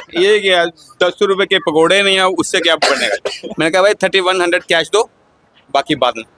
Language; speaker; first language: Hindi; non-native, local second language; Dogri